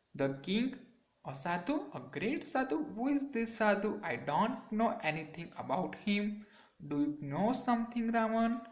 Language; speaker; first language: English; non-native, local second language; Gujarati